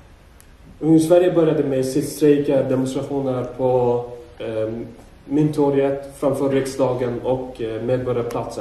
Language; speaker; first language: Swedish; non-native, fluent; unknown